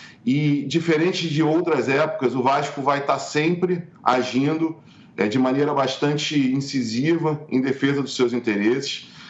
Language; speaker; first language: Portuguese; native; Portuguese